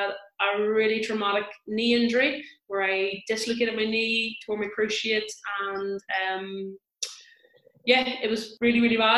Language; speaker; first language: English; native; English